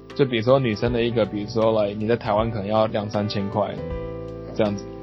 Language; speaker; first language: Chinese; non-native, local second language; Min Nan Chinese